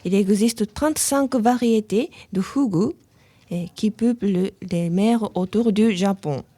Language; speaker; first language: French; non-native, learner; Japanese